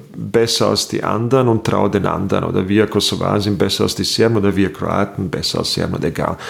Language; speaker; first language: German; non-native, fluent; Bosnian